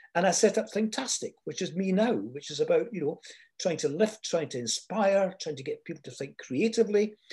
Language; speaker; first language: English; native; English